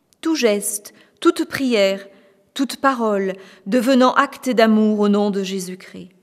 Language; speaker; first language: French; native; French